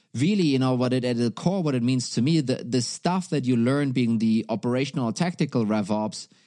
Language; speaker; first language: English; non-native, fluent; German